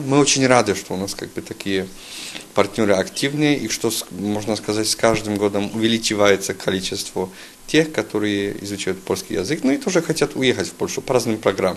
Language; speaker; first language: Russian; non-native, fluent; Polish